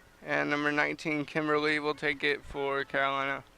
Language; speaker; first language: English; native; English